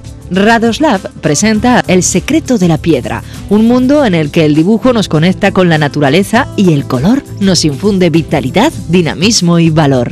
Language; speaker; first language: Spanish; native; Spanish